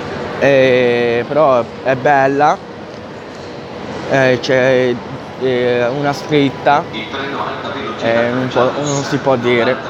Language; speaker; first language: Italian; non-native, fluent; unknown